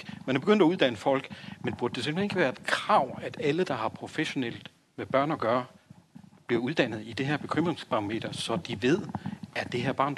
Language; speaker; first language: Danish; native; Danish